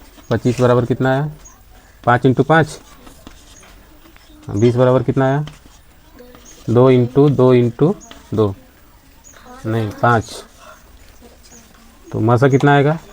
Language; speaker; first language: Hindi; native; Hindi